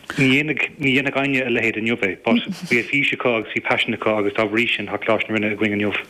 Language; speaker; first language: Irish; native; Irish